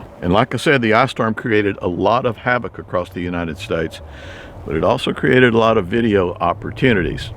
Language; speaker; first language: English; native; English